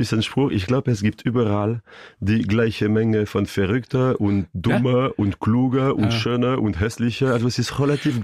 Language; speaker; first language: German; non-native, fluent; French